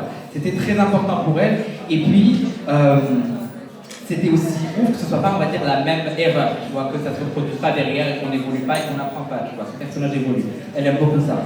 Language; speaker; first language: French; native; French